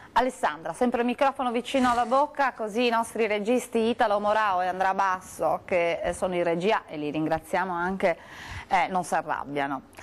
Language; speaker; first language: Italian; native; Italian